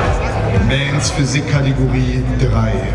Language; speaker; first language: German; native; German